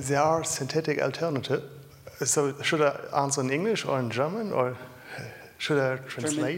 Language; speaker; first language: English; non-native, fluent; German